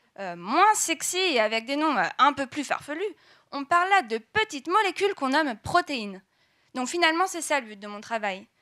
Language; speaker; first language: French; native; French